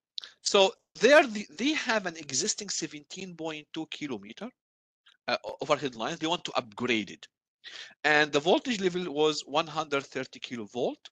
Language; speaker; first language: English; non-native, fluent; Arabic